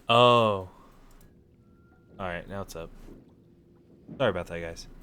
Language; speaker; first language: English; native; English